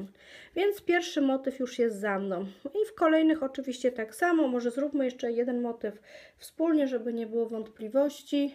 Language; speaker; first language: Polish; native; Polish